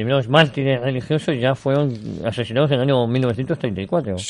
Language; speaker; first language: Spanish; native; Spanish